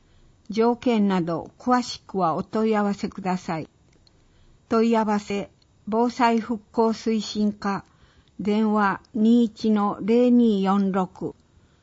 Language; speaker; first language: Japanese; native; Japanese